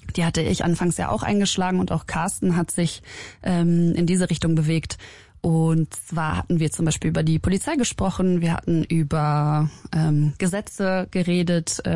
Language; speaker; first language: German; early bilingual, other home language; Arabic